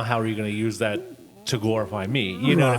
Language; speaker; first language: English; native; English